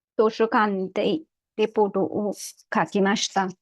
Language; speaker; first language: Japanese; non-native, learner; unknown